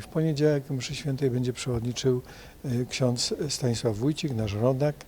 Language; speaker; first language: Polish; native; Polish